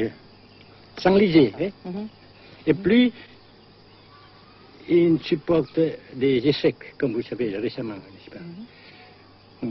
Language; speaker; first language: French; non-native, fluent; Vietnamese